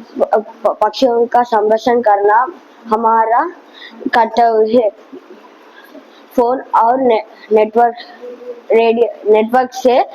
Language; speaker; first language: Hindi; non-native, local second language; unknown